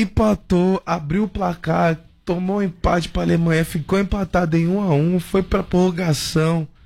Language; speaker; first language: Portuguese; native; Portuguese